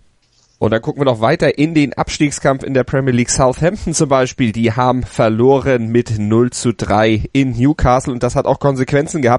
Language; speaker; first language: German; native; German